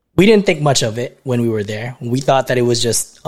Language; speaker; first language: English; non-native, local second language; Filipino